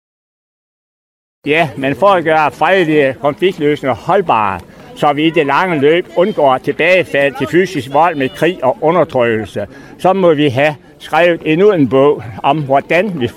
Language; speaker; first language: Danish; native; Danish